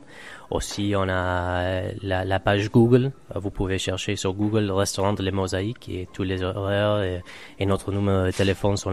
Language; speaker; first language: French; non-native, fluent; Spanish